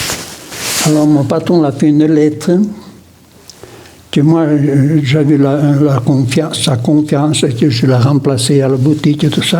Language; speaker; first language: French; non-native, local second language; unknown